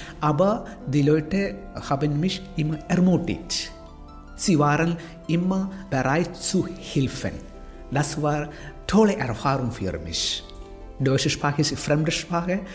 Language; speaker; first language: German; non-native, learner; Malayalam